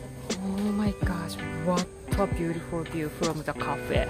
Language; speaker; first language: English; non-native, learner; Japanese